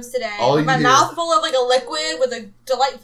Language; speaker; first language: English; native; English